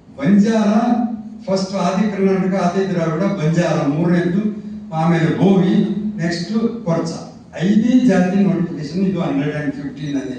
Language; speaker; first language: Kannada; non-native, local second language; Lambadi